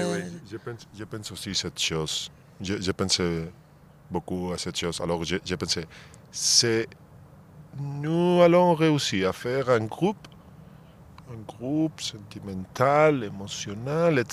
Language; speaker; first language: French; non-native, fluent; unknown